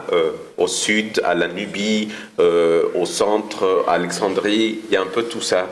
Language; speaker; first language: French; non-native, fluent; Spanish